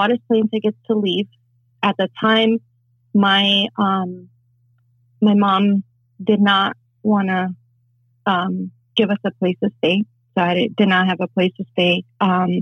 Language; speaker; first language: English; native; English